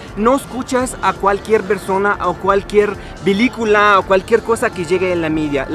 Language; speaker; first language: Spanish; non-native, learner; Arabic